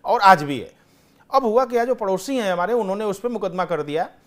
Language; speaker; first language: Hindi; native; Hindi